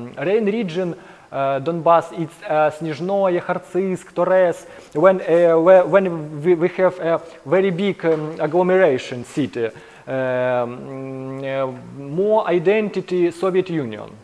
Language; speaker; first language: English; non-native, learner; Ukrainian